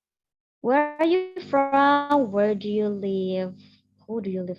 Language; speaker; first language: English; non-native, learner; Indonesian